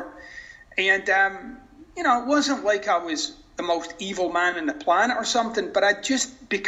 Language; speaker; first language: English; native; English